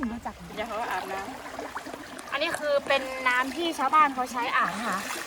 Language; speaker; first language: Thai; non-native, local second language; Karen languages